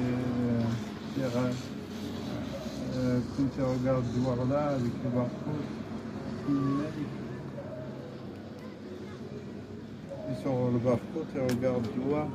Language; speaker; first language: French; non-native, fluent; Arabic